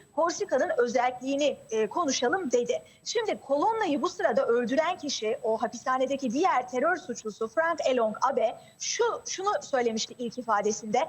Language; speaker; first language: Turkish; native; Turkish